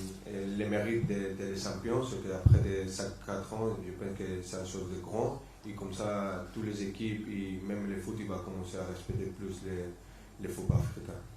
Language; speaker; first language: French; non-native, fluent; Spanish